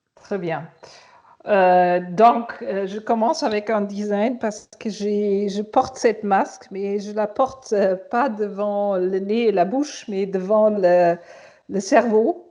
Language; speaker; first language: French; non-native, fluent; German